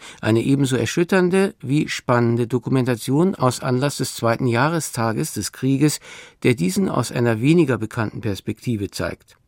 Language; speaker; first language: German; native; German